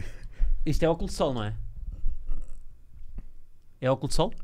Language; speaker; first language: Portuguese; native; Portuguese